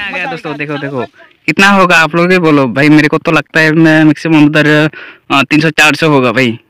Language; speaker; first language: Hindi; non-native, local second language; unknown